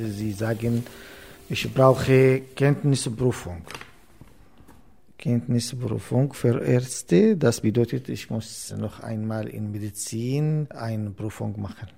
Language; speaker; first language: German; non-native, learner; Arabic